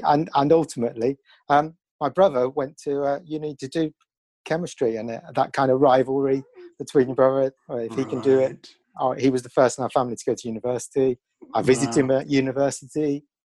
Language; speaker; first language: English; native; English